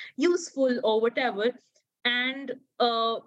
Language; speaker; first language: English; non-native, local second language; Hindi